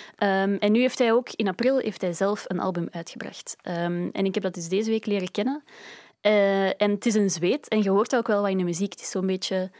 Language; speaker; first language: Dutch; native; Dutch